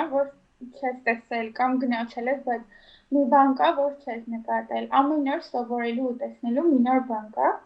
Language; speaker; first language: Armenian; native; Armenian